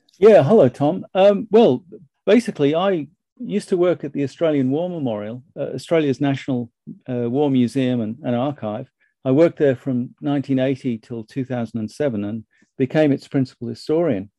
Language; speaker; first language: English; native; English